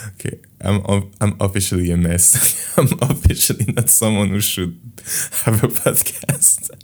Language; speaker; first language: English; non-native, fluent; French